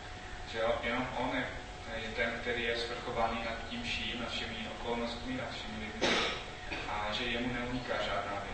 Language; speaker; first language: Czech; non-native, fluent; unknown